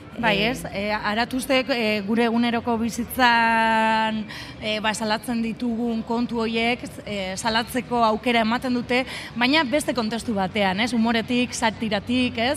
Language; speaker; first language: Basque; native; Basque